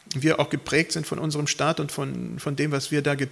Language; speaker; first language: German; early bilingual, other home language; Spanish